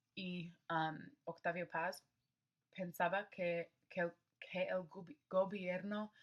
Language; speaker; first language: Spanish; non-native, learner; English